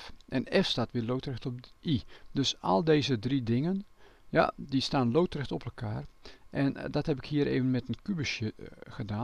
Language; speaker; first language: Dutch; native; Dutch